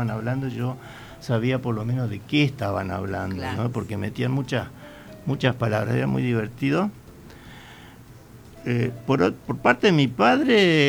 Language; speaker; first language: Spanish; native; Spanish